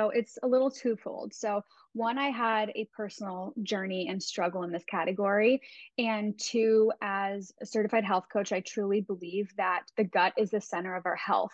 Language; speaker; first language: English; native; English